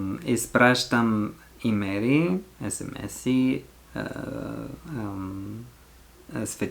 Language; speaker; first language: Bulgarian; non-native, learner; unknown